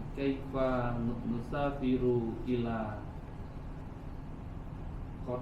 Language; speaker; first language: Arabic; non-native, learner; Indonesian